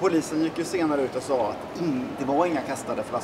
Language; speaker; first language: Swedish; native; Swedish